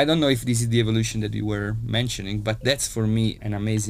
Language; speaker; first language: English; non-native, fluent; Italian